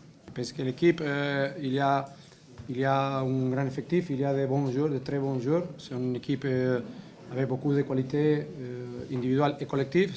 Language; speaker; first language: French; non-native, learner; Spanish